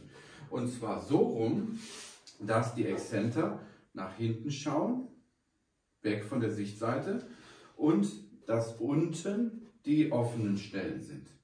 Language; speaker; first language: German; native; German